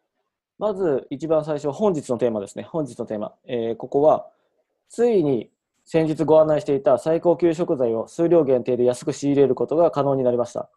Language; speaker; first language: Japanese; native; Japanese